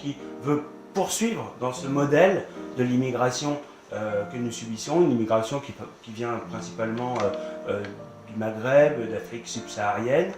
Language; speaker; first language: French; native; French